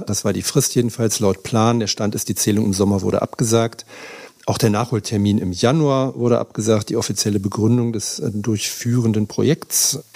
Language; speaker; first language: German; native; German